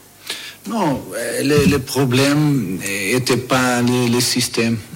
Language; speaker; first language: French; non-native, learner; Portuguese